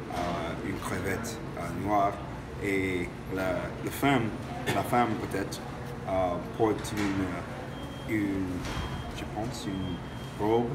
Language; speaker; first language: French; non-native, learner; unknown